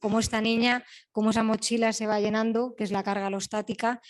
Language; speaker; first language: Spanish; native; Spanish